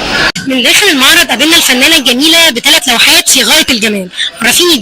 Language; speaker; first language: Arabic; native; Arabic